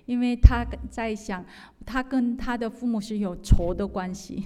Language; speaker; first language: Chinese; non-native, fluent; Korean